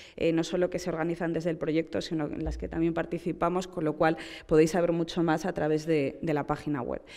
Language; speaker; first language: Spanish; native; Spanish